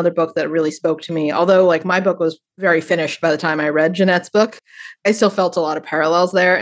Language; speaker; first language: English; native; English